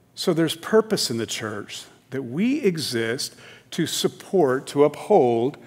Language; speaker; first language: English; native; English